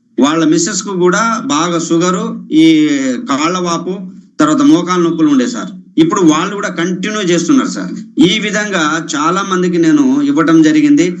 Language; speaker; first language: Telugu; non-native, local second language; Lambadi